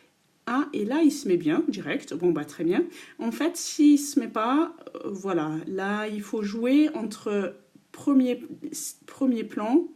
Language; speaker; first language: French; native; French